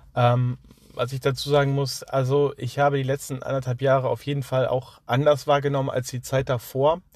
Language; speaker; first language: German; native; German